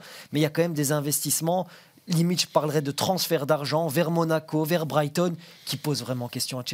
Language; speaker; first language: French; native; French